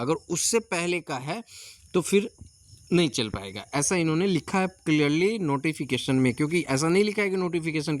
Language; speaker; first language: Hindi; native; Hindi